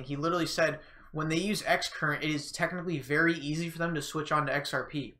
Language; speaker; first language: English; native; English